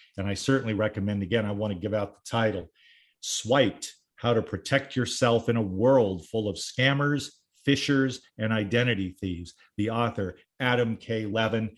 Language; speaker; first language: English; native; English